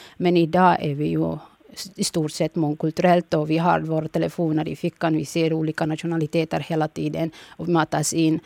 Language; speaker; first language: Swedish; early bilingual, other home language; Somali